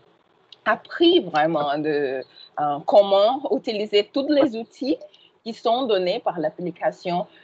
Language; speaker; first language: French; non-native, fluent; Portuguese